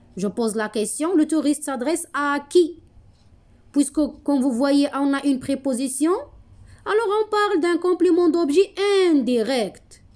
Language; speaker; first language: French; non-native, local second language; Arabic